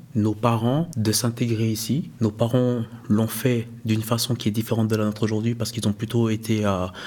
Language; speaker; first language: French; early bilingual, other home language; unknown